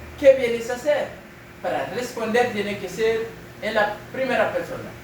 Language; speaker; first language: Spanish; non-native, fluent; French